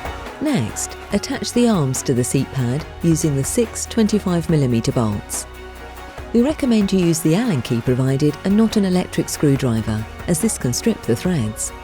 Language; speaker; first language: English; native; English